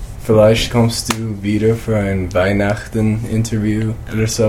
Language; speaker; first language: German; non-native, learner; English